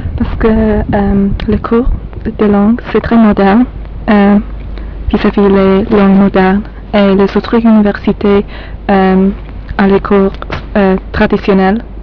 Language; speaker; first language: French; non-native, learner; Polish